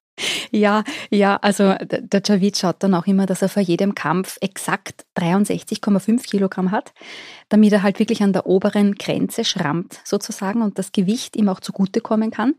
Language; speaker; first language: German; native; German